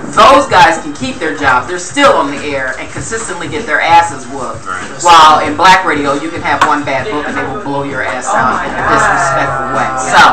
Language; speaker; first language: English; native; English